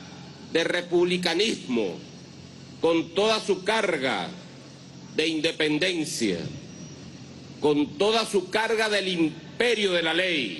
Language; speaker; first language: Spanish; native; Spanish